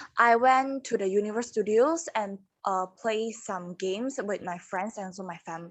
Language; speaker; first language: English; non-native, learner; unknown